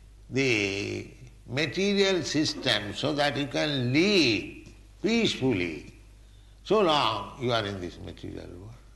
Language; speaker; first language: English; non-native, local second language; Bangla